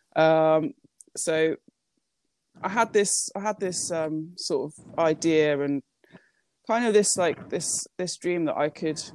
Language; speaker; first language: English; early bilingual, other home language; Japanese